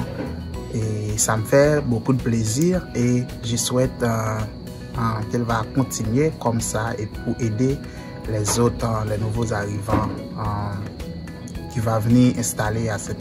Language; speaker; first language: French; non-native, local second language; Haitian Creole